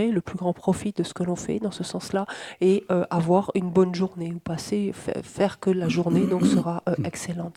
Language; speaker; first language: French; native; French